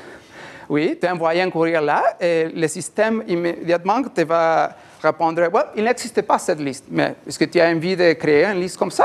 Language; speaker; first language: French; non-native, learner; Spanish